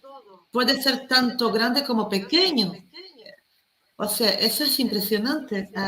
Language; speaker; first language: Spanish; non-native, fluent; Portuguese